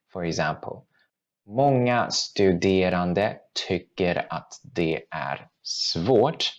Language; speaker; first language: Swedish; non-native, fluent; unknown